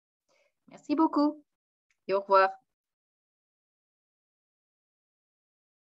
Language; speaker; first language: French; non-native, fluent; German